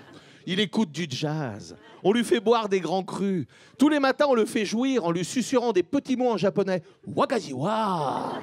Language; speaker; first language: French; native; French